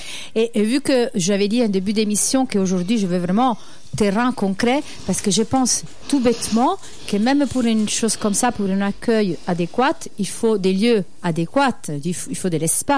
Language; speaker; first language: French; native; French